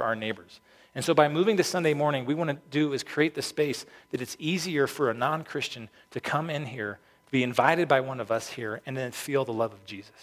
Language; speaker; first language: English; native; English